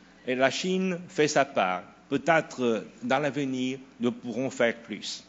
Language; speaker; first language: French; non-native, fluent; Chinese